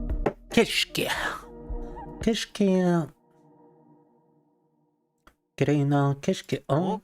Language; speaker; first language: Japanese; non-native, learner; Russian